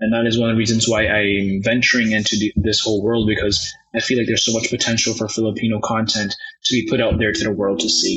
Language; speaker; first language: English; non-native, local second language; Cantonese